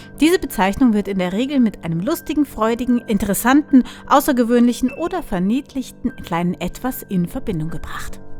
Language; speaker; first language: German; native; German